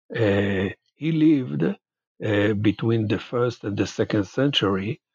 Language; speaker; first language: English; non-native, fluent; Hebrew